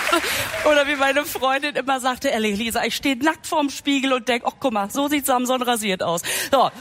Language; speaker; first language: German; native; German